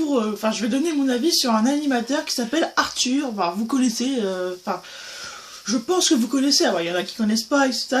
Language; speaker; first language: French; native; French